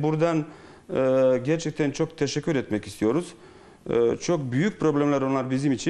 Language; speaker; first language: Turkish; non-native, fluent; Bosnian